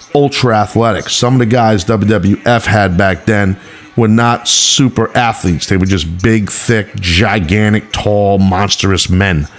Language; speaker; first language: English; native; English